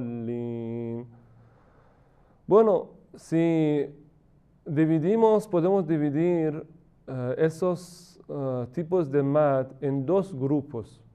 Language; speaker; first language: Spanish; non-native, fluent; Persian